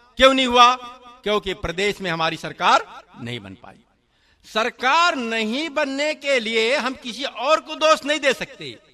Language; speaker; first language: Hindi; native; Hindi